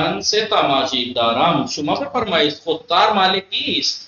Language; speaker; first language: Persian; non-native, fluent; Urdu